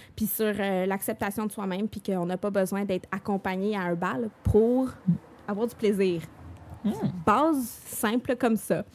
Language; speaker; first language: French; native; French